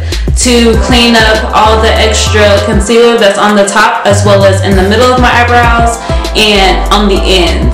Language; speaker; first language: English; native; English